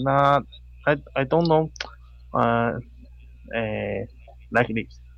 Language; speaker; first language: English; non-native, learner; Chinese